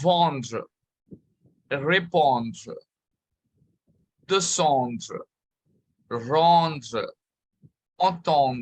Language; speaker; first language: French; non-native, fluent; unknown